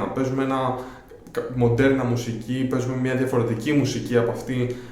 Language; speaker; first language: Greek; native; Greek